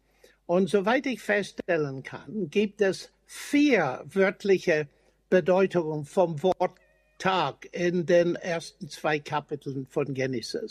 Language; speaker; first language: German; non-native, fluent; English